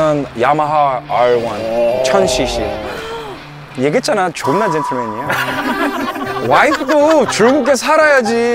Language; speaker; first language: Korean; non-native, learner; English